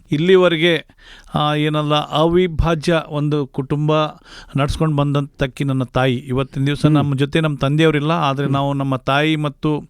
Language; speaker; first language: Kannada; native; Kannada